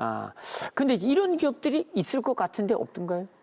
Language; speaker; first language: Korean; native; Korean